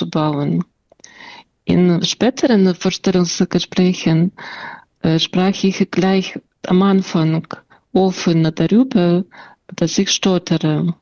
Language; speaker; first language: German; non-native, fluent; Russian